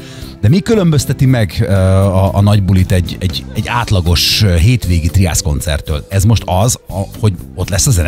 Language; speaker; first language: Hungarian; native; Hungarian